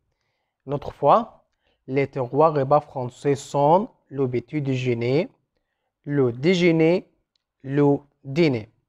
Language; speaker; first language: French; non-native, fluent; Arabic